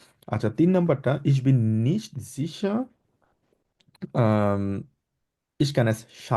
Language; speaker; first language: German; non-native, fluent; Bangla